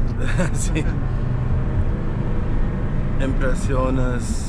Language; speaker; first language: Spanish; non-native, learner; German